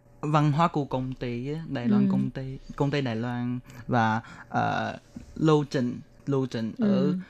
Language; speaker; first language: Vietnamese; early bilingual, heritage; Chinese